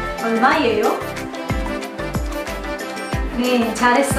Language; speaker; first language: Korean; non-native, fluent; Hindi